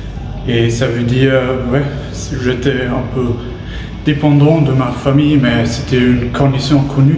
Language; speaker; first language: French; non-native, fluent; German